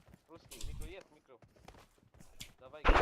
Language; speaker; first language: Russian; non-native, learner; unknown